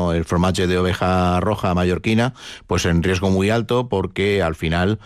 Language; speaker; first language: Spanish; native; Spanish